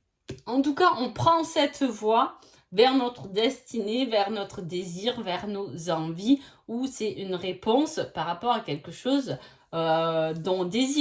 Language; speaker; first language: French; native; French